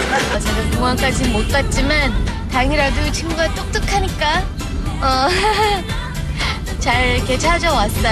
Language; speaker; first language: Korean; early bilingual, heritage; Korean